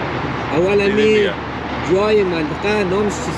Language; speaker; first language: Persian; native; Persian